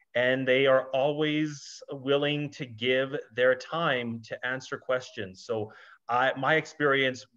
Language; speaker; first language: English; native; English